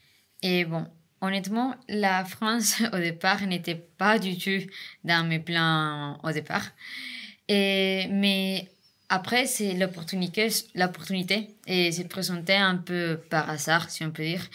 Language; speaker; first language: French; non-native, fluent; Spanish